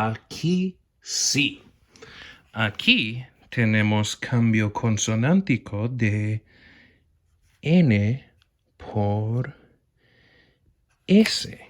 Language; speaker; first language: Spanish; non-native, fluent; English